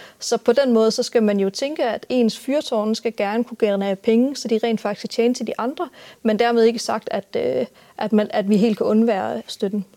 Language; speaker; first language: Danish; native; Danish